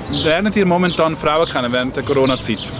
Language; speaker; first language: German; native; German